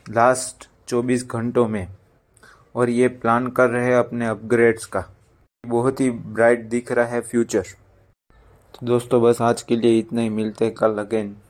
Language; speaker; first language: Hindi; non-native, local second language; Gujarati